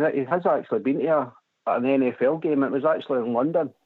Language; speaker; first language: English; native; English